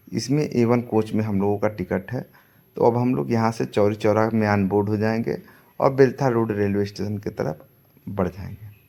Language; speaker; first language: Hindi; native; Hindi